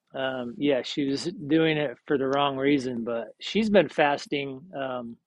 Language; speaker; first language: English; native; English